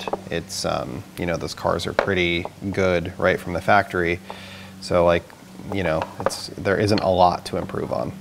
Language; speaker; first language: English; native; English